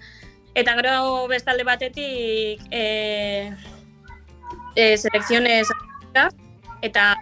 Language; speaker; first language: Basque; non-native, local second language; Spanish